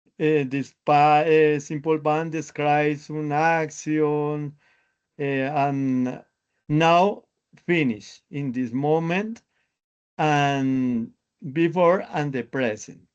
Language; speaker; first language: English; non-native, learner; Spanish